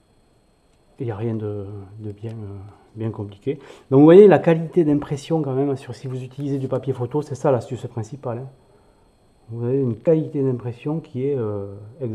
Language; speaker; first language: French; native; French